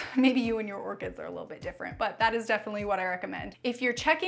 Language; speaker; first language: English; native; English